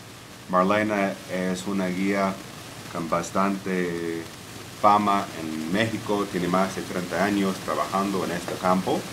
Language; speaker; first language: Spanish; non-native, fluent; English